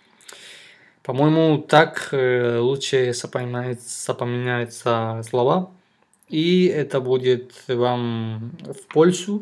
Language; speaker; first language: Russian; non-native, fluent; Spanish